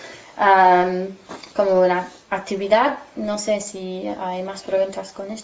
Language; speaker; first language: Spanish; non-native, fluent; English